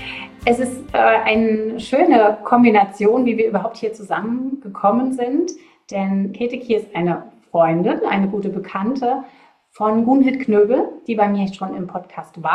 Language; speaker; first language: German; native; German